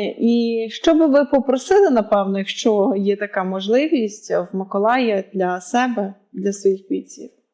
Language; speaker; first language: Ukrainian; native; Ukrainian